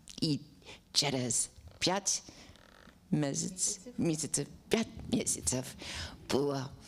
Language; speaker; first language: Ukrainian; non-native, learner; English